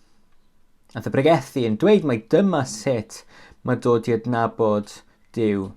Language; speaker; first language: Welsh; native; Welsh